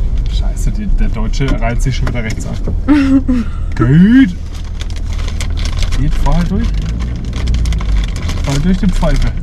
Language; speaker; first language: German; native; German